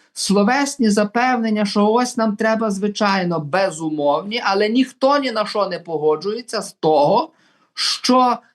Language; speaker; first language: Ukrainian; native; Ukrainian